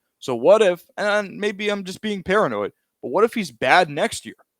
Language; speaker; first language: English; native; English